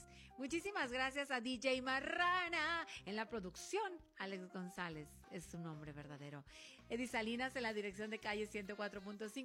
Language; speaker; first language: Spanish; native; Spanish